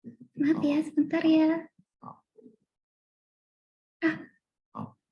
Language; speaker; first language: Indonesian; non-native, fluent; Japanese